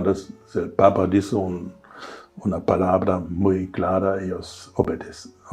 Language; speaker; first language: Spanish; non-native, fluent; German